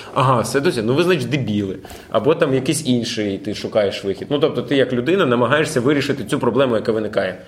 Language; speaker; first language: Ukrainian; non-native, local second language; Russian